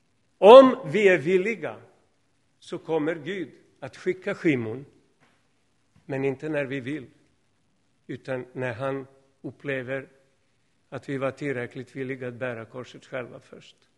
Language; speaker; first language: Swedish; non-native, fluent; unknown